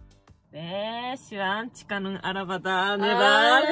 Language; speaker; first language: Turkish; non-native, learner; Japanese